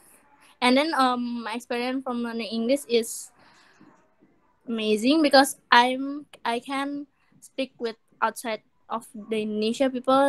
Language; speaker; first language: English; non-native, learner; Indonesian